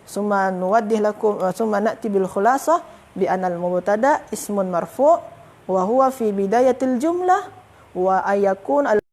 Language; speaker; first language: Arabic; non-native, fluent; Malay